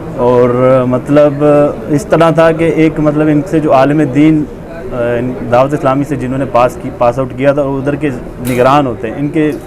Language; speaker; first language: Urdu; non-native, local second language; Punjabi